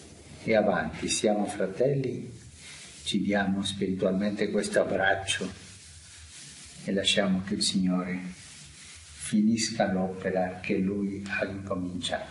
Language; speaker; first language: Italian; non-native, fluent; Spanish